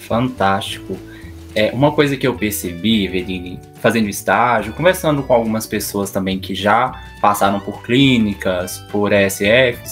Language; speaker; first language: Portuguese; native; Portuguese